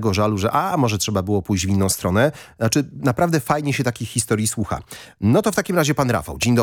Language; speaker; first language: Polish; native; Polish